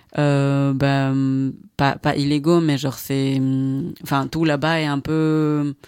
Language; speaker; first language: French; non-native, fluent; Spanish